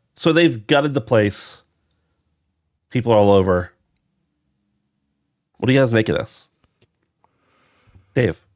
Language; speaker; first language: English; native; English